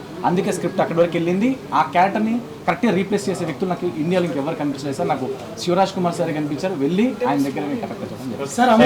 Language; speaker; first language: Telugu; native; Telugu